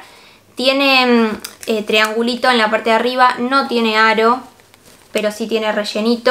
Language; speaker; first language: Spanish; native; Spanish